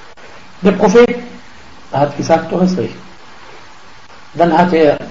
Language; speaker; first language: German; non-native, fluent; Arabic